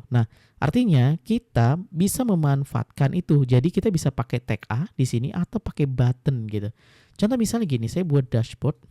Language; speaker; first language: Indonesian; native; Indonesian